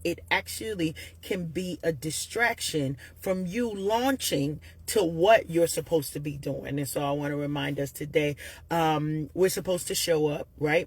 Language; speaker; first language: English; native; English